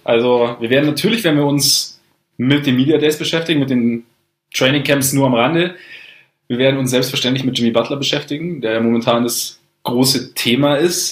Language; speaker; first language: German; native; German